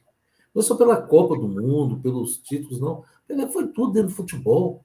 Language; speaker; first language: Portuguese; native; Portuguese